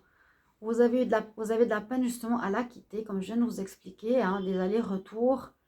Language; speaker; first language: French; native; French